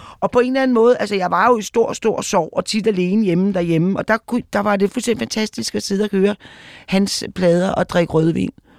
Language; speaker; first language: Danish; native; Danish